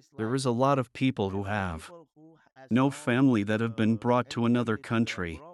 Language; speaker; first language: English; non-native, fluent; Burmese